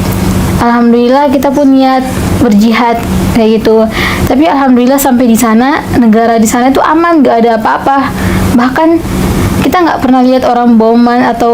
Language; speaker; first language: Indonesian; native; Indonesian